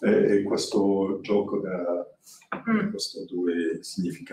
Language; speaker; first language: Italian; non-native, learner; French